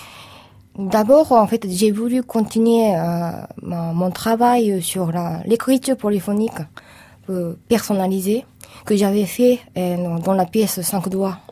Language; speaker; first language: French; non-native, fluent; Japanese